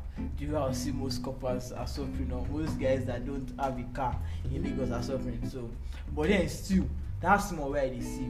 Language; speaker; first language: English; non-native, local second language; Yoruba